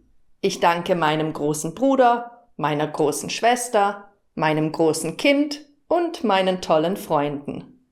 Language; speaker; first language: German; native; German